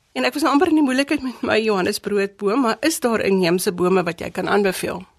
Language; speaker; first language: Afrikaans; native; Afrikaans